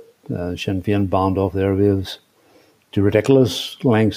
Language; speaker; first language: English; native; English